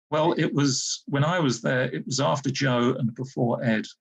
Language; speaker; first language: English; native; English